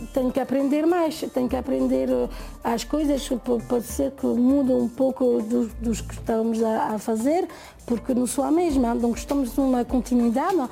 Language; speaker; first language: Portuguese; non-native, fluent; French